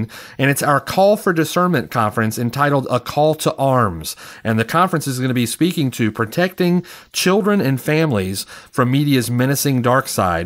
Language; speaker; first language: English; native; English